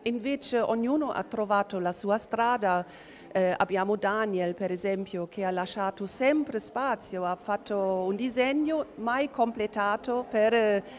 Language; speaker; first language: Italian; non-native, fluent; German